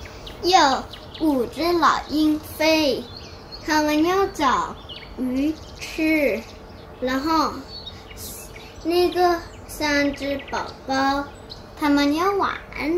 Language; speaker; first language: Chinese; non-native, learner; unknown